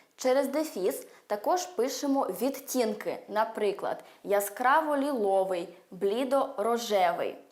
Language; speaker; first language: Ukrainian; early bilingual, heritage; Ukrainian